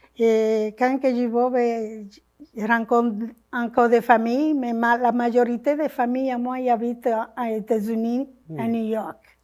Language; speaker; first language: French; non-native, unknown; Spanish